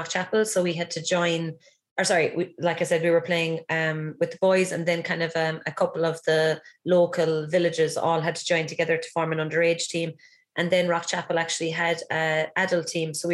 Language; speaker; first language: English; native; English